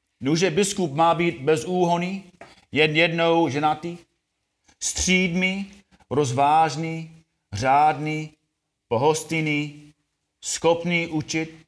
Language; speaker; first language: Czech; non-native, fluent; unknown